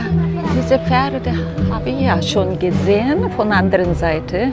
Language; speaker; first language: German; non-native, fluent; Korean